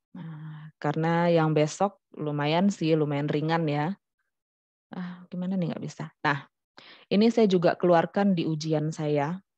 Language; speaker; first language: Indonesian; non-native, local second language; Minangkabau